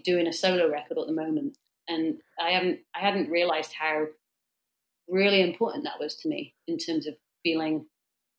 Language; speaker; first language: English; native; English